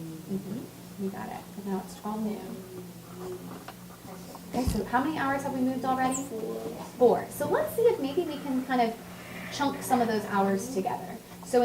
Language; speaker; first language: English; native; English